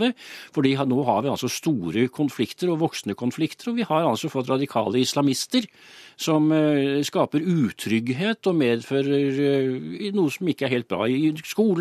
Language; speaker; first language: Norwegian; native; Norwegian